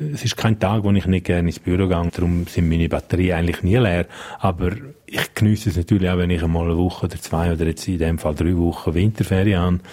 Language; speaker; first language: German; non-native, local second language; Romansh